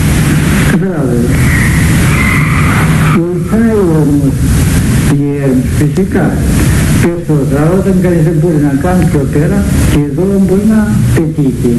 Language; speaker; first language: Greek; native; Greek